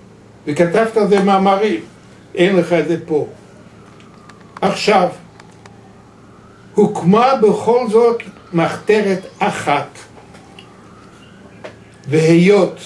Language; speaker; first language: Hebrew; non-native, fluent; Yiddish